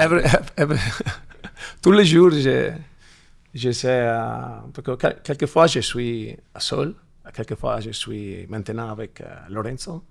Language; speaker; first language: French; non-native, learner; Italian